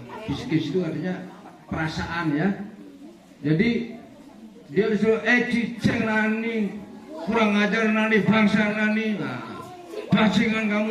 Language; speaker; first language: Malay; non-native, local second language; Balinese